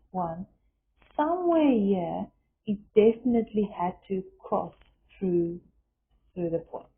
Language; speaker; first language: English; non-native, local second language; Afrikaans